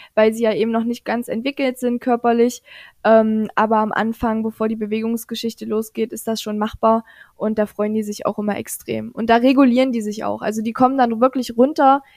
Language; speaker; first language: German; native; German